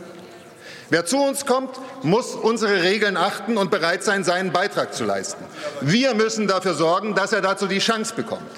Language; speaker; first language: German; native; German